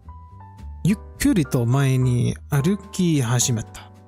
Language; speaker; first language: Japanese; non-native, learner; English